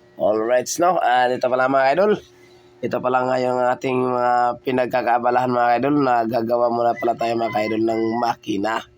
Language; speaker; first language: Filipino; non-native, local second language; Cebuano